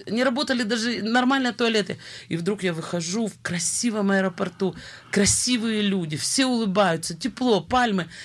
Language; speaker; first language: Russian; native; Russian